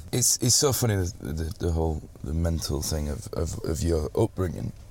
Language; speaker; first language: English; native; English